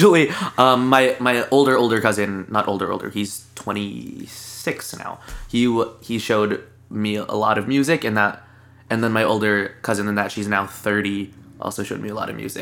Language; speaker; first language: English; native; English